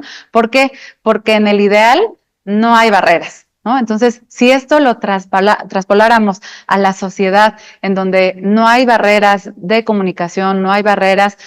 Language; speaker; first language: Spanish; native; Spanish